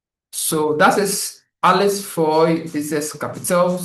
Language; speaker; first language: German; non-native, fluent; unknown